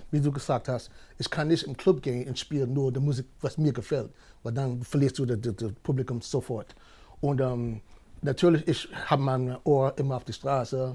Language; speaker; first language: German; non-native, fluent; English